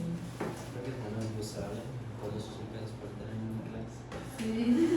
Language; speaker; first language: Spanish; non-native, learner; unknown